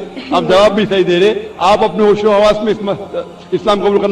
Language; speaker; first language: Hindi; non-native, local second language; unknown